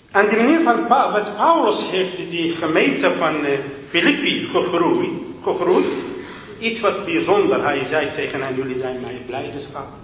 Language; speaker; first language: Dutch; non-native, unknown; Arabic